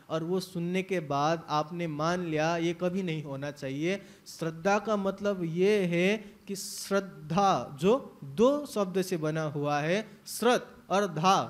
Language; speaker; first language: Hindi; native; Hindi